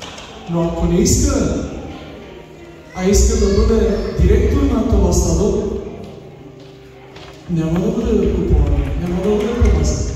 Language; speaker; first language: Bulgarian; non-native, local second language; Turkish